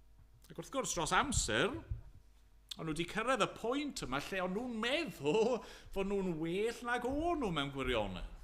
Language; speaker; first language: Welsh; native; Welsh